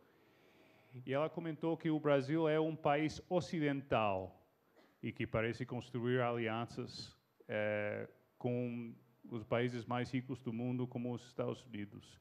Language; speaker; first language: Portuguese; non-native, fluent; English